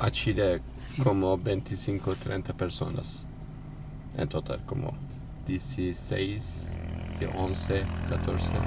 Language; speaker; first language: Spanish; non-native, learner; Turkish